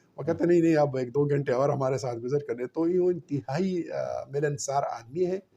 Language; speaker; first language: Urdu; non-native, local second language; Pashto